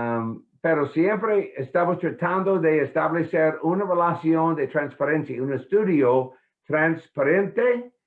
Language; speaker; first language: Spanish; non-native, fluent; English